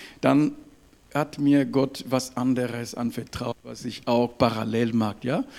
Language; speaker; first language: German; non-native, fluent; French